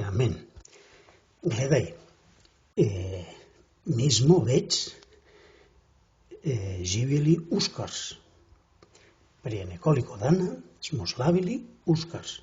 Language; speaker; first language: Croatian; non-native, fluent; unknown